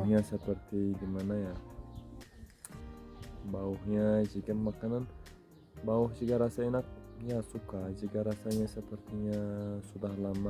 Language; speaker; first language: Indonesian; non-native, learner; Turkish